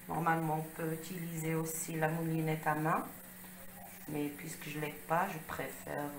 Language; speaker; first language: French; non-native, local second language; Arabic